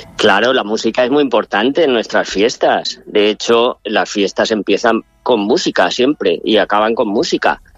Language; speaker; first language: Spanish; native; Spanish